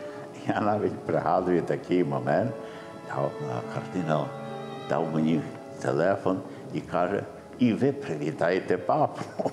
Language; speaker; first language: Ukrainian; early bilingual, heritage; Ukrainian